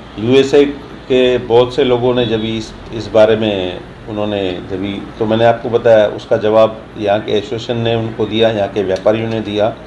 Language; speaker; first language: Hindi; non-native, local second language; Sindhi